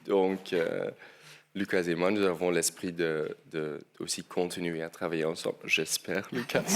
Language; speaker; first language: French; non-native, local second language; Dutch